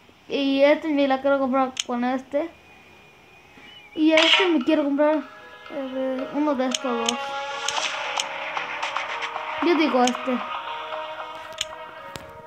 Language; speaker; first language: Spanish; early bilingual, heritage; Spanish